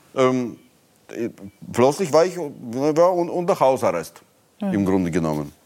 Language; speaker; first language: German; non-native, fluent; Russian